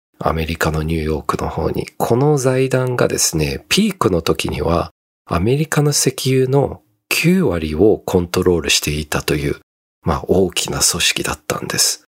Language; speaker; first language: Japanese; native; Japanese